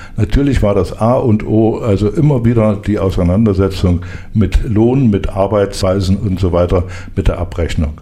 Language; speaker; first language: German; native; German